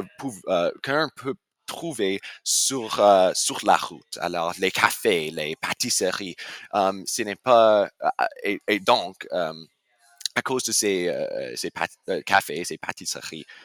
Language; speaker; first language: French; non-native, fluent; English